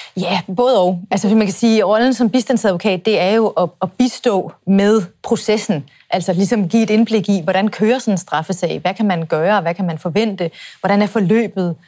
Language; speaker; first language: Danish; native; Danish